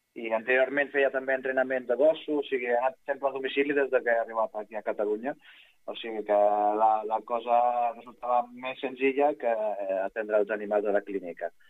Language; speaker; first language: Catalan; non-native, fluent; Italian